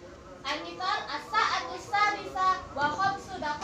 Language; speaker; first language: Arabic; non-native, learner; Indonesian